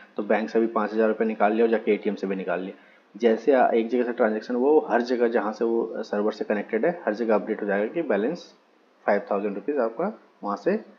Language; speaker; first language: Hindi; native; Hindi